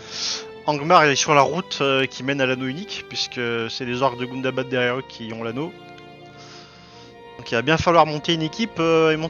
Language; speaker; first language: French; native; French